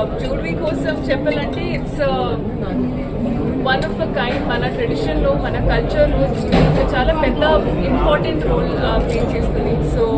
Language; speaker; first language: Telugu; non-native, fluent; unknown